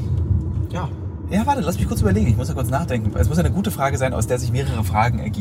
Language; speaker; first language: German; native; German